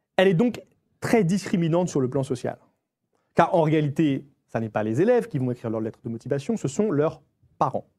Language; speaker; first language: French; native; French